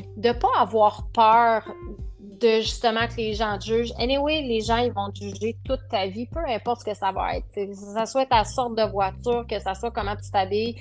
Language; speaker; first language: French; native; French